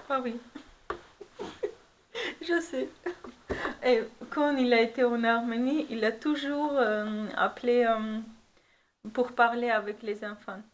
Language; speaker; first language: French; non-native, learner; Armenian